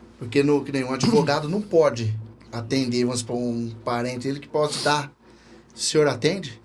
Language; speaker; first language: Portuguese; native; Portuguese